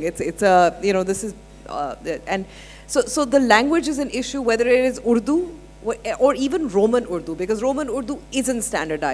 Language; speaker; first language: English; non-native, local second language; Urdu